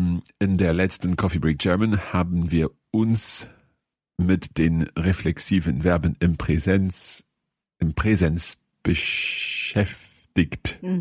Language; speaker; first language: German; non-native, learner; English